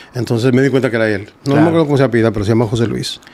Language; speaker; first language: Spanish; early bilingual, heritage; Spanish